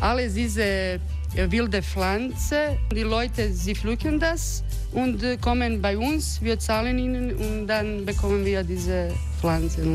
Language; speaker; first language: German; non-native, fluent; Croatian